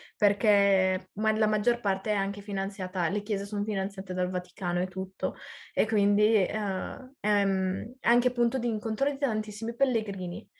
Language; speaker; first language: Italian; early bilingual, other home language; Arabic